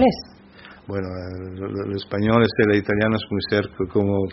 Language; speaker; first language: Spanish; non-native, fluent; Italian